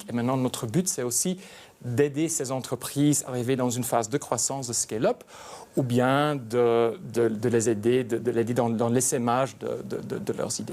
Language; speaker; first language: French; native; French